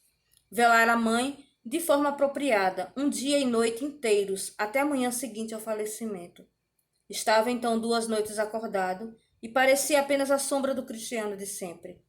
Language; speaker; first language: Portuguese; native; Portuguese